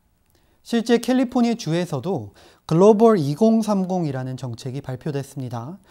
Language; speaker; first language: Korean; native; Korean